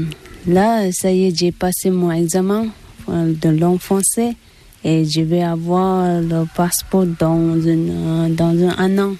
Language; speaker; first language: French; non-native, learner; Tibetan